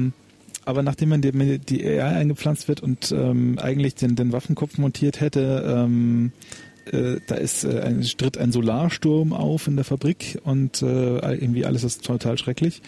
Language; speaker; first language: German; native; German